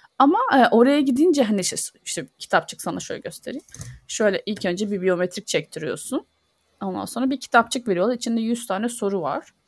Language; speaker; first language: Turkish; native; Turkish